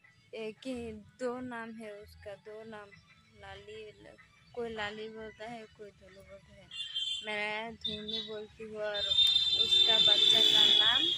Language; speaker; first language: Hindi; non-native, local second language; Bangla